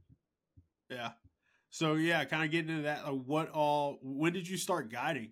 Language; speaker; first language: English; native; English